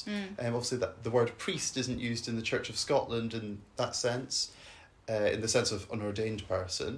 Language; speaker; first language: English; native; English